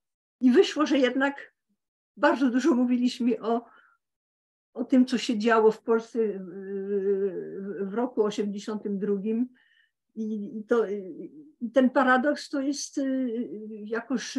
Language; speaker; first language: Polish; early bilingual, heritage; Polish